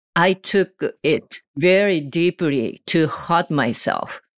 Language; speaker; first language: English; non-native, learner; Japanese